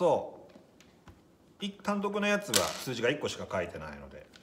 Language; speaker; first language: Japanese; native; Japanese